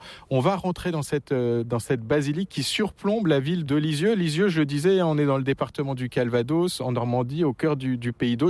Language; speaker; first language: French; native; French